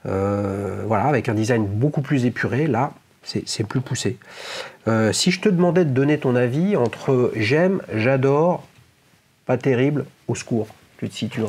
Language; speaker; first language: French; native; French